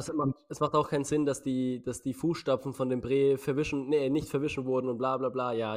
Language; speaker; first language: German; native; German